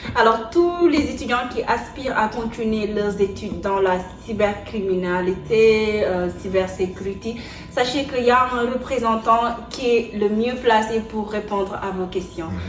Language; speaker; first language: French; non-native, local second language; Wolof